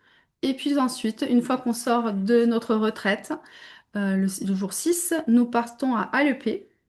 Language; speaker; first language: French; native; French